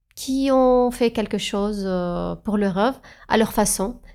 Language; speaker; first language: French; non-native, fluent; Arabic